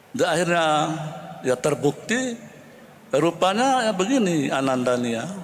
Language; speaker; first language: Indonesian; non-native, local second language; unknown